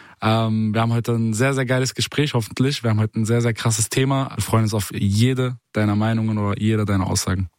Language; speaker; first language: German; native; German